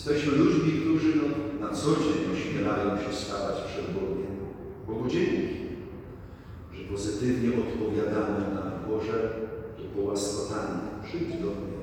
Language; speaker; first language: Polish; native; Polish